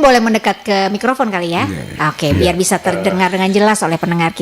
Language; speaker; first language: Indonesian; native; Indonesian